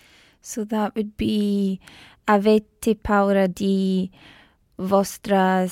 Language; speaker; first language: Italian; non-native, learner; English